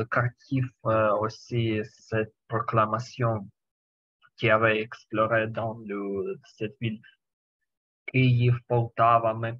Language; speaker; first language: French; non-native, learner; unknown